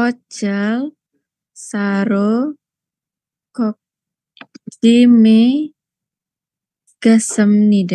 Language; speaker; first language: Korean; non-native, learner; Indonesian